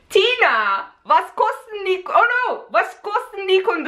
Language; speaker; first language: German; non-native, learner; Dutch